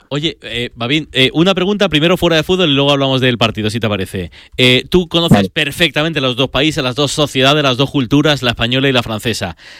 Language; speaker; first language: Spanish; native; Spanish